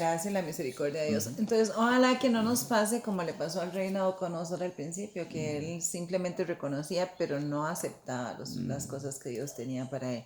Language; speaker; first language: Spanish; native; Spanish